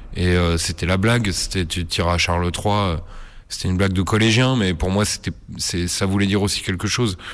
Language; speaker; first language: French; native; French